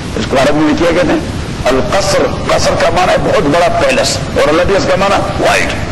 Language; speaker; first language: Urdu; non-native, local second language; Pashto